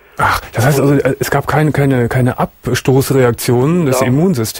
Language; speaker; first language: German; native; German